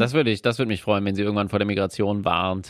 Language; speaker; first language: German; native; German